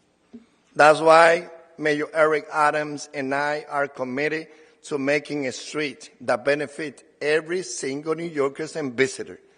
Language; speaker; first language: English; non-native, fluent; Spanish